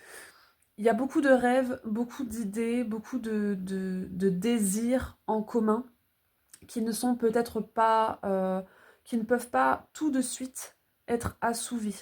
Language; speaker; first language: French; native; French